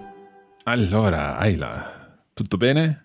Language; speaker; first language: Italian; non-native, fluent; English